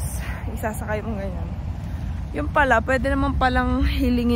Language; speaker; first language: Filipino; native; Filipino